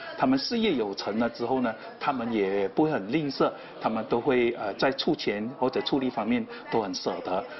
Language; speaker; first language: Chinese; native; Chinese